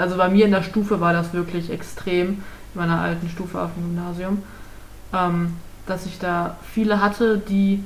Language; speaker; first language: German; native; German